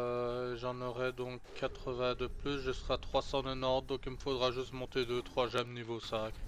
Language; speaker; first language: French; native; French